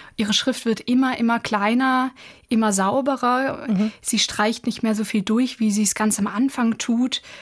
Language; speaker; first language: German; native; German